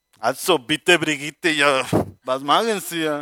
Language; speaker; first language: German; non-native, learner; Spanish